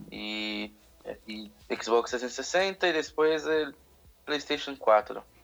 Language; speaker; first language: Spanish; non-native, learner; Portuguese